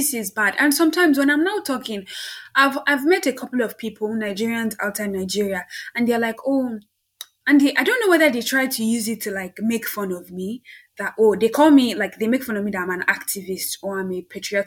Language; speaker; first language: English; non-native, local second language; Yoruba